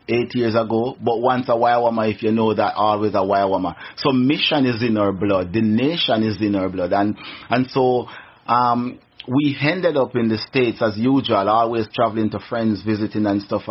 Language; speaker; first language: English; non-native, local second language; Jamaican Creole English